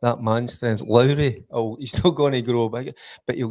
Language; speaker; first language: English; native; English